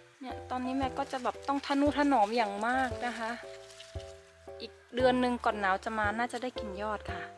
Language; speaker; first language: Thai; native; Thai